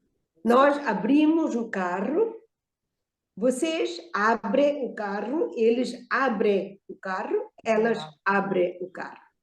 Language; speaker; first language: Portuguese; non-native, fluent; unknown